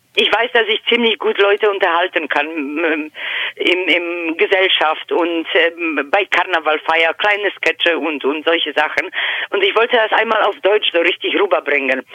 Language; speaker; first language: German; non-native, fluent; Polish